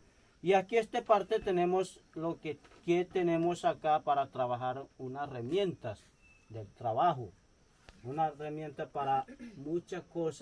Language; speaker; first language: Spanish; non-native, local second language; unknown